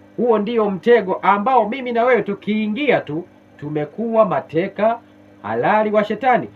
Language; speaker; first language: Swahili; native; Swahili